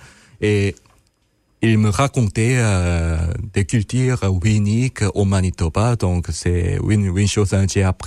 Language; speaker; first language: French; non-native, fluent; Korean